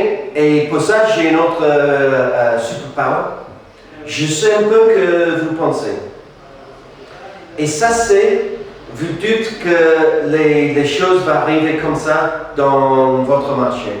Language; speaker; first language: French; non-native, fluent; English